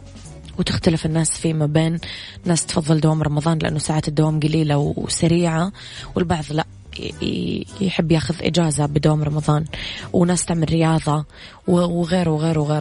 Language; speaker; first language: Arabic; native; Arabic